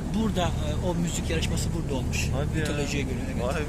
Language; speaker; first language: Turkish; native; Turkish